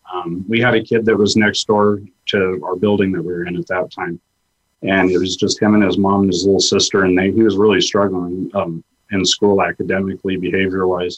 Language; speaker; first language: English; native; English